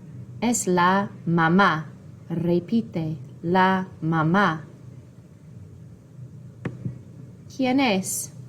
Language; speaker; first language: Spanish; non-native, fluent; English